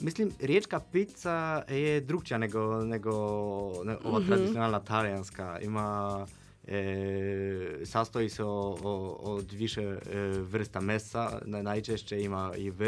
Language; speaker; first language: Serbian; non-native, fluent; Polish